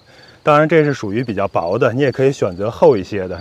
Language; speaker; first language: Chinese; native; Chinese